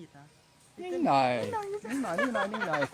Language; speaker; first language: Thai; non-native, learner; French